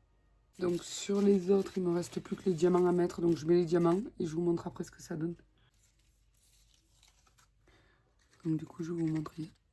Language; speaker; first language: French; native; French